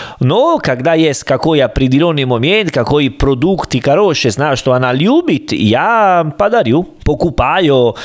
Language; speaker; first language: Russian; non-native, learner; Italian